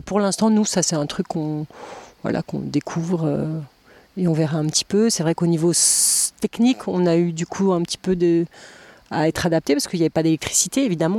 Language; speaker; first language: French; native; French